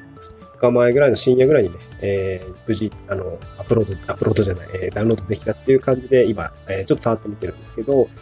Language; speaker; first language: Japanese; native; Japanese